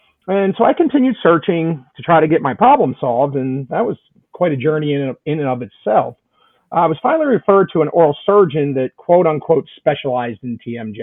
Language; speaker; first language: English; native; English